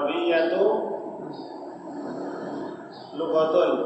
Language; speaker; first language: Arabic; non-native, learner; Indonesian